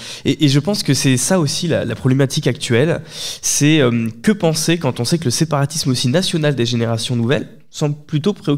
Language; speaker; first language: French; native; French